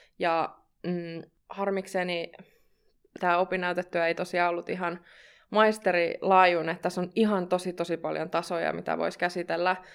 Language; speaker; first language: Finnish; native; Finnish